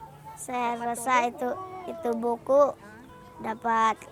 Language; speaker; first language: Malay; early bilingual, other home language; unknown